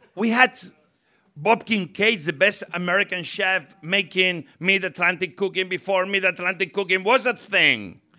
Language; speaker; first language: English; non-native, fluent; Spanish